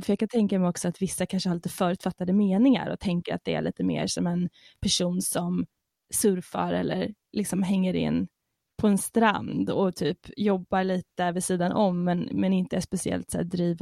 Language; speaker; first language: Swedish; native; Swedish